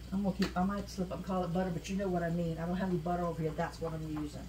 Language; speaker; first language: English; native; English